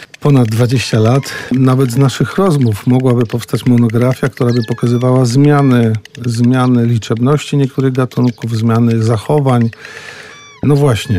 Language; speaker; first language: Polish; native; Polish